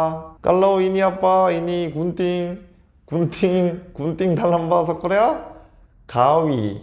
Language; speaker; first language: Indonesian; non-native, fluent; Korean